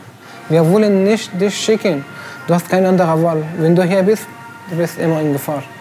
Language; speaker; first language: German; non-native, learner; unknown